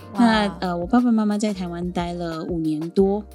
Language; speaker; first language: Chinese; non-native, fluent; Sindhi